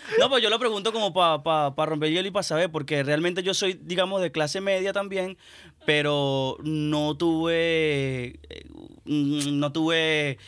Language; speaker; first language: Spanish; native; Spanish